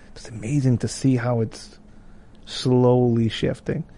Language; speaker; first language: English; non-native, fluent; Spanish